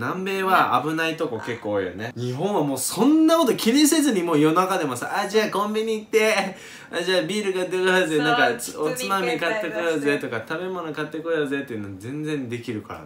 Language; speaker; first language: Japanese; native; Japanese